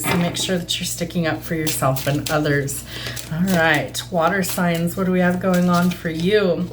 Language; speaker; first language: English; native; English